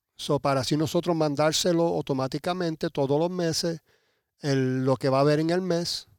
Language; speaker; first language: Spanish; early bilingual, heritage; Spanish